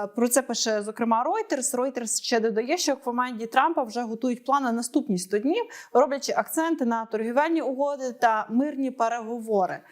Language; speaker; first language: Ukrainian; native; Ukrainian